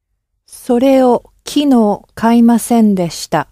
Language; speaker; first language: Japanese; non-native, learner; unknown